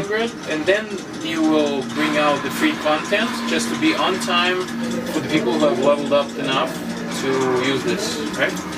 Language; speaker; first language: English; non-native, fluent; Russian